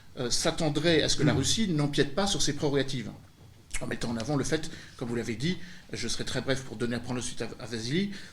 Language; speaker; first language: French; native; French